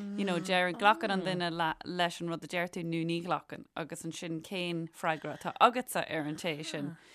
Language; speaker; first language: Irish; native; Irish